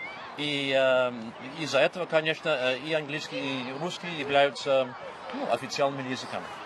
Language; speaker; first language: Russian; non-native, fluent; English